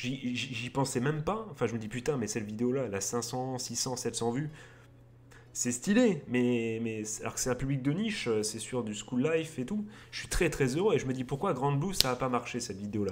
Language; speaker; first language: French; native; French